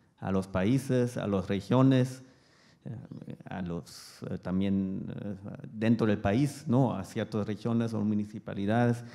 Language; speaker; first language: Spanish; non-native, fluent; German